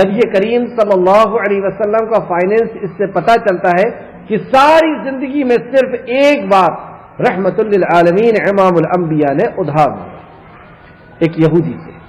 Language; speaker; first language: Urdu; native; Urdu